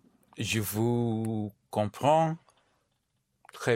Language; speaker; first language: French; non-native, learner; English